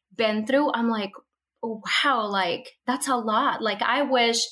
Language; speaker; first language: English; early bilingual, other home language; Spanish